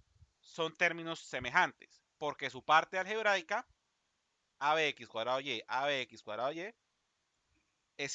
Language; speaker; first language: Spanish; native; Spanish